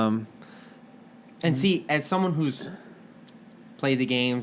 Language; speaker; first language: English; native; English